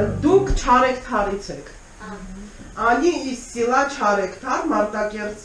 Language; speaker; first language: Russian; non-native, fluent; Armenian